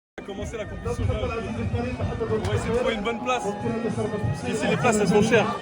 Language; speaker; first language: French; native; French